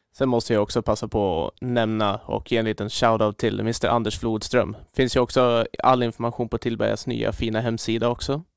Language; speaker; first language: Swedish; native; Swedish